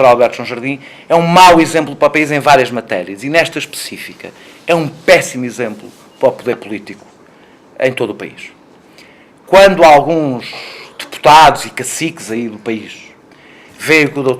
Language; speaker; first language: Portuguese; native; Portuguese